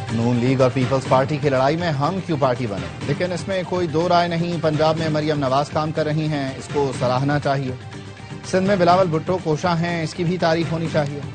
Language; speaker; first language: Urdu; native; Urdu